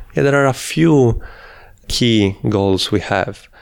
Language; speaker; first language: English; non-native, fluent; Italian